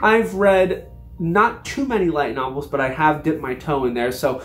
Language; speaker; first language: English; native; English